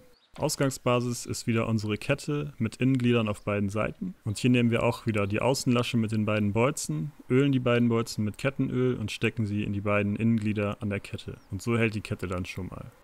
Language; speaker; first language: German; native; German